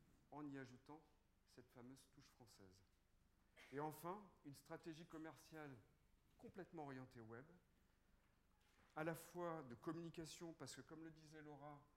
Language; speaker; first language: French; native; French